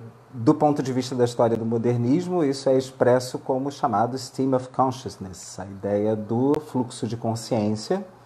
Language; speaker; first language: Portuguese; native; Portuguese